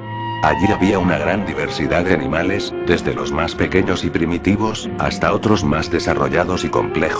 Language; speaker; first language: Spanish; native; Spanish